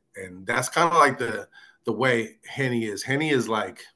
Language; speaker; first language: English; native; English